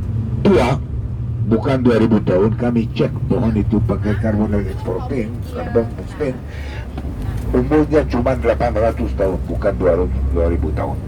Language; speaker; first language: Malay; non-native, fluent; Hebrew